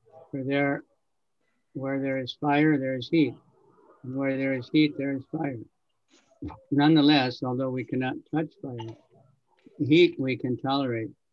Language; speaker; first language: English; native; English